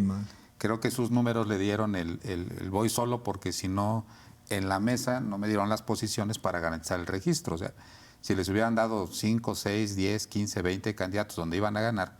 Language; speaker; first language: Spanish; native; Spanish